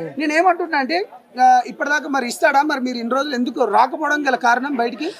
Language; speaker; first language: Telugu; non-native, local second language; Lambadi